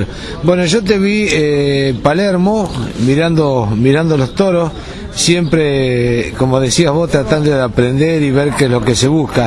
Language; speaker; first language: Spanish; native; Spanish